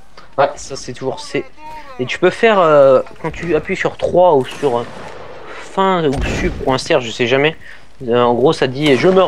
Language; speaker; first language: French; native; French